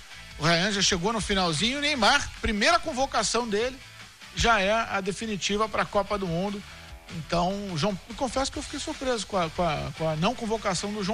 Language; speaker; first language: Portuguese; native; Portuguese